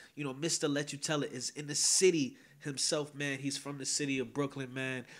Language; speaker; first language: English; native; English